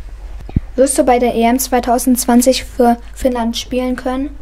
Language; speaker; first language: German; native; German